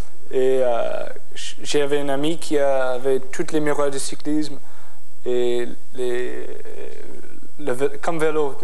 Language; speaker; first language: French; non-native, fluent; English